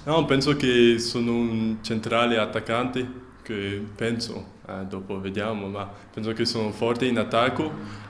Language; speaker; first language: Italian; non-native, fluent; French